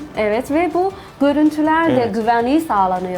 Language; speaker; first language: Turkish; non-native, learner; Chinese